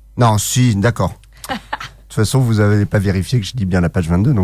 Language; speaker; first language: French; native; French